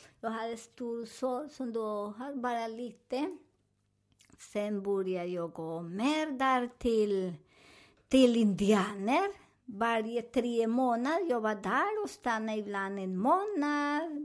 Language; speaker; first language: Swedish; non-native, learner; Spanish